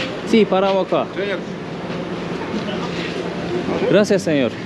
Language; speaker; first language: Spanish; non-native, learner; Turkish